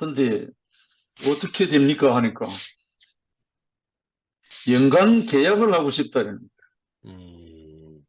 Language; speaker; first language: Korean; native; Korean